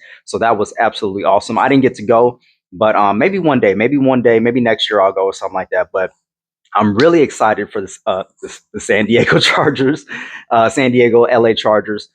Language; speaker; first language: English; native; English